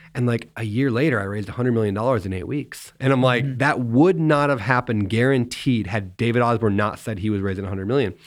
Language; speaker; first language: English; native; English